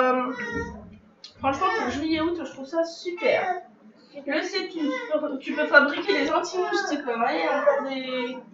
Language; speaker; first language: French; native; French